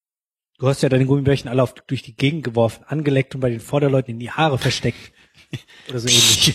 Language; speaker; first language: German; native; German